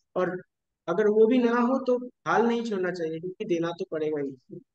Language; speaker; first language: Hindi; non-native, local second language; Bangla